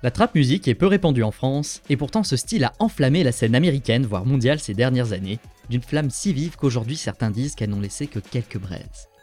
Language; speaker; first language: French; native; French